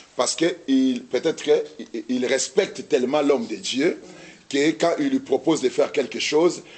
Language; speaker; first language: French; non-native, local second language; Lingala